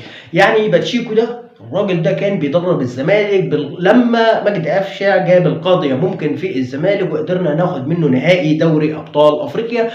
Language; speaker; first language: Arabic; native; Arabic